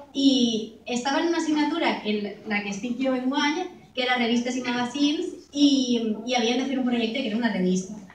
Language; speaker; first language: Catalan; non-native, local second language; Spanish